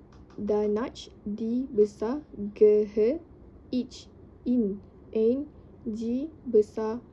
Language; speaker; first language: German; non-native, learner; Indonesian